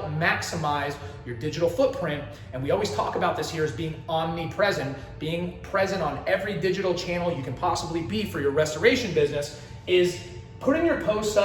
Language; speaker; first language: English; native; English